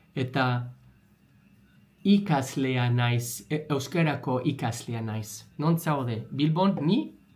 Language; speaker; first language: Basque; non-native, learner; English